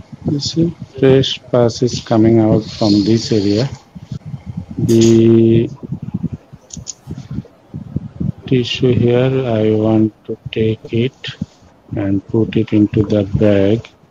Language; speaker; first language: English; non-native, local second language; Bangla